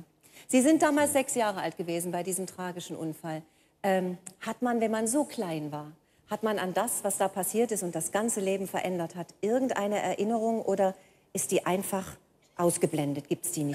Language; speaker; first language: German; native; German